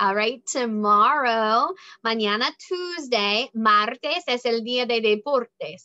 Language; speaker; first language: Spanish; non-native, learner; English